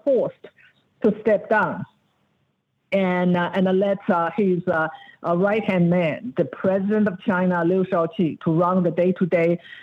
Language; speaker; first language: English; non-native, fluent; Chinese